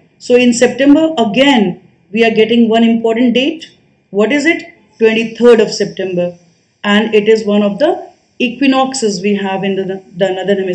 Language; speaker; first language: English; non-native, local second language; Hindi